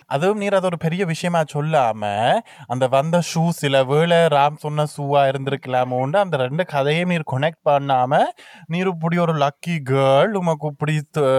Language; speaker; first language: Tamil; native; Tamil